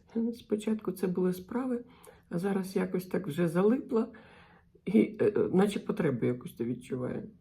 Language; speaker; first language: Ukrainian; non-native, local second language; Russian